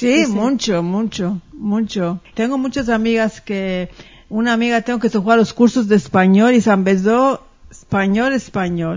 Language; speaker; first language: Spanish; early bilingual, heritage; Ladino